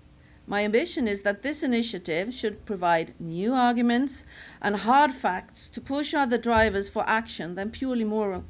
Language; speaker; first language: English; non-native, fluent; Swedish